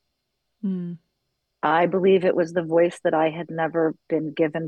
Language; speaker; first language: English; native; English